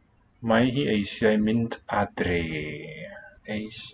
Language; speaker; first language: Welsh; non-native, learner; English